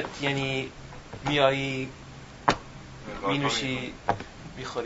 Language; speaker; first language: Persian; non-native, learner; English